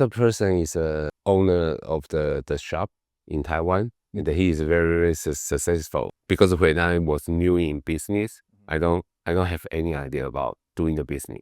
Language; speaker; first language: English; non-native, learner; Chinese